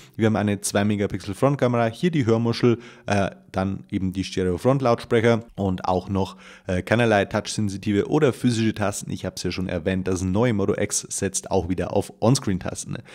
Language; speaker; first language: German; native; German